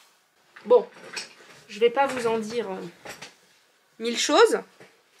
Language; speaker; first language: French; native; French